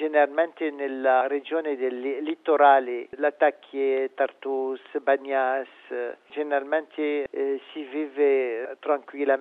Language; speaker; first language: Italian; non-native, fluent; Arabic